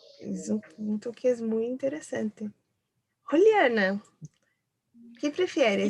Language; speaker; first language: Spanish; non-native, learner; Portuguese